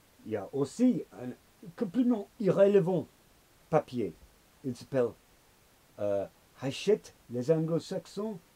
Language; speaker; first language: French; non-native, learner; English